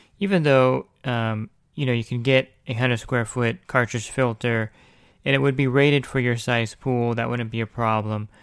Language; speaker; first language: English; native; English